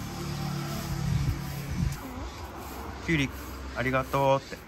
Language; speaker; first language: Japanese; native; Japanese